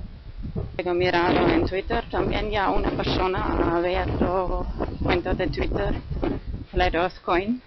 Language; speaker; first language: Spanish; non-native, fluent; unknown